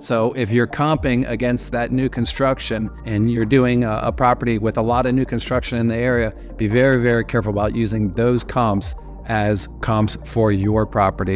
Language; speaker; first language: English; native; English